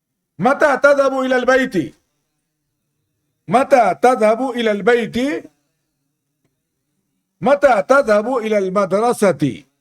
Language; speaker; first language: Arabic; non-native, fluent; Urdu